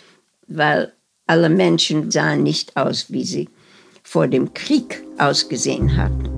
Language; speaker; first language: German; early bilingual, heritage; German